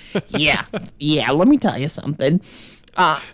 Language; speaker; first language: English; native; English